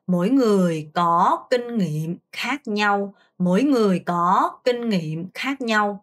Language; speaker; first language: Vietnamese; non-native, fluent; Korean